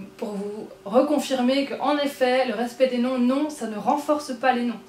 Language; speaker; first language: French; native; French